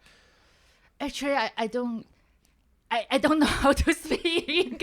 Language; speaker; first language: English; non-native, learner; Chinese